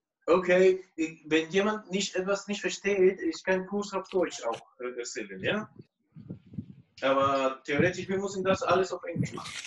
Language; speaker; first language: German; non-native, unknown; Spanish